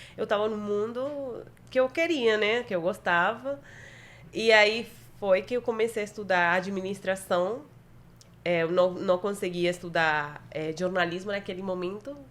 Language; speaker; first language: Portuguese; non-native, fluent; Spanish